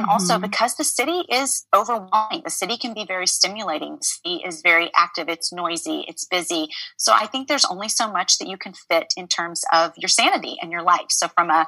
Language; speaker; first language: English; native; English